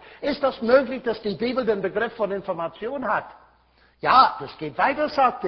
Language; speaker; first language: German; non-native, fluent; English